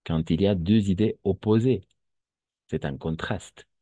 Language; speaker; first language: French; non-native, fluent; Spanish